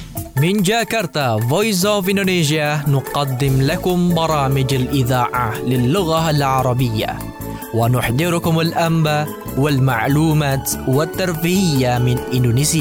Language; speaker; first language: Arabic; non-native, fluent; Indonesian